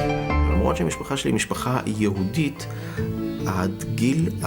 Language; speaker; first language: Hebrew; non-native, fluent; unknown